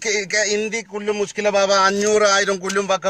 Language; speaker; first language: Arabic; non-native, learner; Malayalam